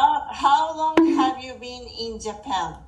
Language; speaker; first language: English; non-native, fluent; Japanese